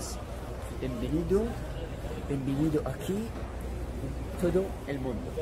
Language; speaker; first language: Spanish; non-native, learner; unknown